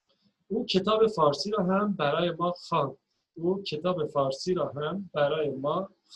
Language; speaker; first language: Persian; non-native, fluent; Turkish